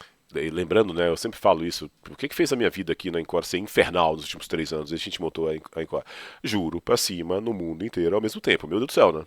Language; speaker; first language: Portuguese; native; Portuguese